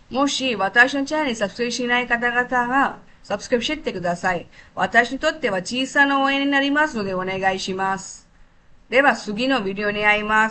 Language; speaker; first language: Japanese; non-native, learner; Tamil